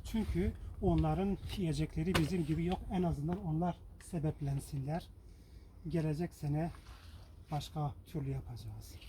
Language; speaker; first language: Turkish; non-native, local second language; Kurdish